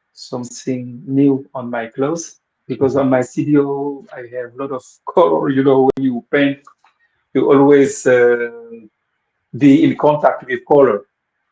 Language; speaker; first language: English; non-native, local second language; Wolof